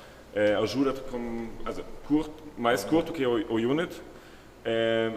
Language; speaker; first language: Portuguese; non-native, fluent; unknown